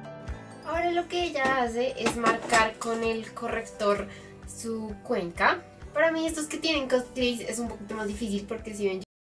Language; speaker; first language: Spanish; native; Spanish